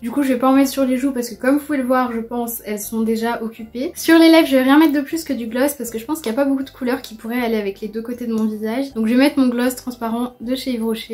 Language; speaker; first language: French; native; French